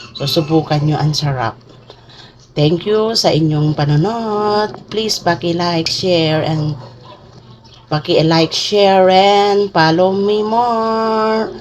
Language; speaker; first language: Filipino; non-native, local second language; Iloko